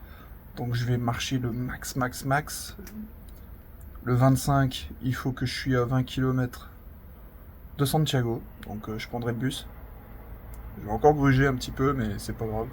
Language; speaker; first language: French; native; French